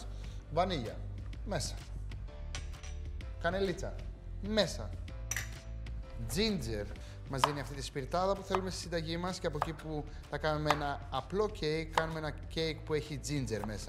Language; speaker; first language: Greek; native; Greek